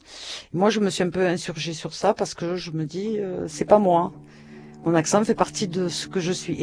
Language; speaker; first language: French; native; French